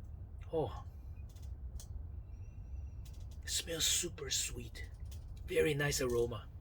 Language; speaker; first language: English; non-native, fluent; Chinese